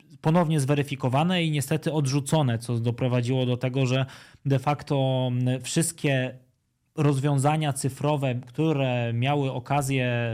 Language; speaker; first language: Polish; native; Polish